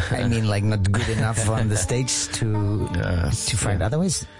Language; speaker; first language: English; non-native, fluent; German